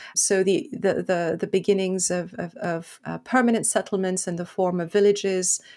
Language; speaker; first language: English; non-native, fluent; French